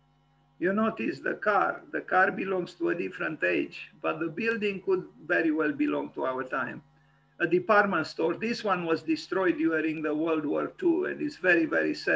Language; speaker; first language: English; non-native, fluent; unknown